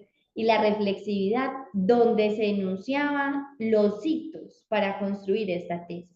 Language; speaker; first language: Spanish; native; Spanish